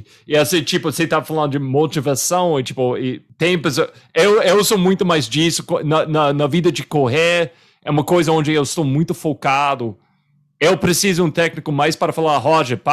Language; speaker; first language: Portuguese; non-native, fluent; English